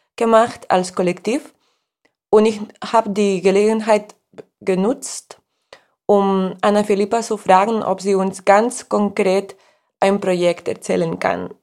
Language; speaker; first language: German; non-native, fluent; Spanish